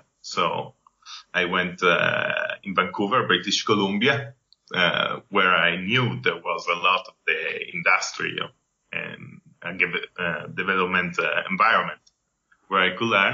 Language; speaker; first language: English; non-native, fluent; Italian